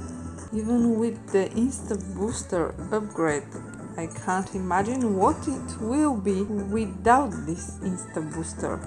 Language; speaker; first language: English; non-native, fluent; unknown